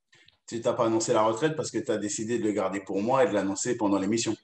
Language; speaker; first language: French; native; French